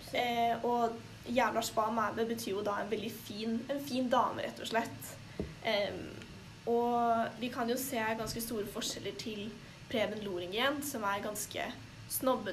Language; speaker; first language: Norwegian; native; Norwegian